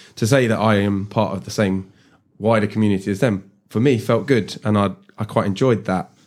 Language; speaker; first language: English; native; English